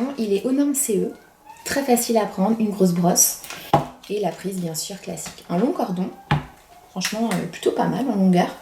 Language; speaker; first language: French; native; French